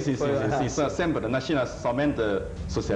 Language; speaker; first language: Portuguese; non-native, fluent; Chinese